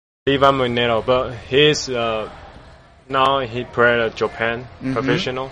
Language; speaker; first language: English; non-native, learner; Chinese